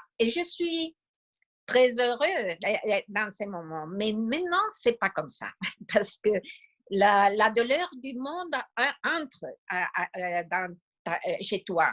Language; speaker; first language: French; non-native, fluent; Spanish